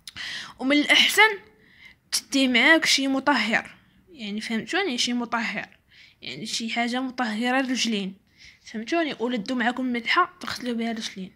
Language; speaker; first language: Arabic; native; Arabic